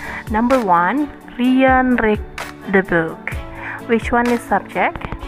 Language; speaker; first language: English; non-native, learner; Indonesian